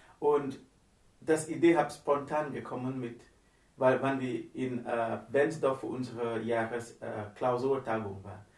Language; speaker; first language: German; non-native, learner; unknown